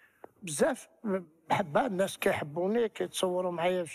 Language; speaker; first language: Arabic; native; Arabic